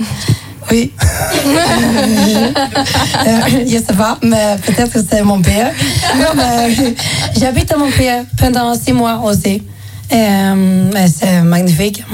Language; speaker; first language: French; non-native, learner; Swedish